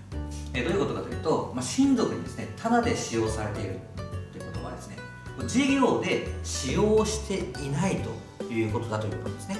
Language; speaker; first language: Japanese; native; Japanese